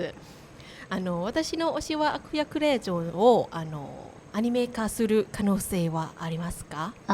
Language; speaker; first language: Japanese; non-native, learner; Thai